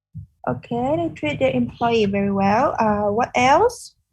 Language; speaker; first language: English; non-native, fluent; Vietnamese